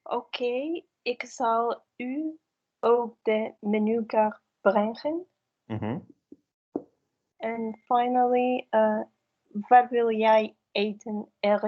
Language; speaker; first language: Dutch; non-native, learner; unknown